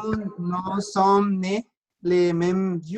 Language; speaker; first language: French; non-native, learner; Spanish